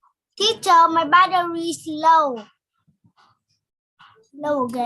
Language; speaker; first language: English; non-native, learner; Vietnamese